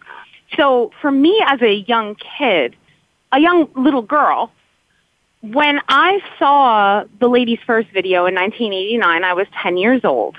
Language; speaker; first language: English; native; English